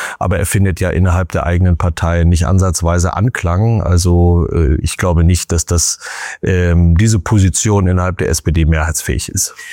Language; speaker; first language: German; native; German